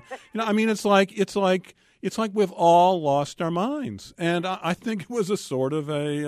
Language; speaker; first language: English; native; English